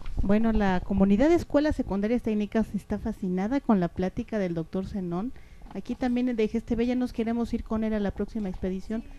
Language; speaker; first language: Spanish; native; Spanish